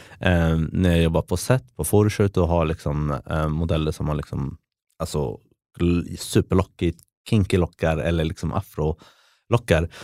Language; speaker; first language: Swedish; early bilingual, other home language; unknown